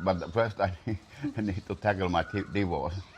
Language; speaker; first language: English; non-native, fluent; Finnish